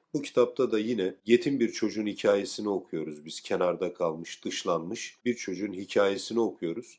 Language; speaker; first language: Turkish; native; Turkish